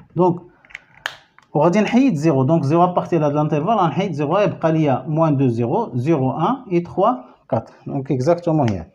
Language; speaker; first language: French; non-native, local second language; Arabic